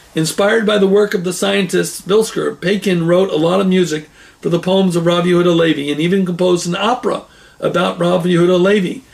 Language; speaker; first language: English; native; English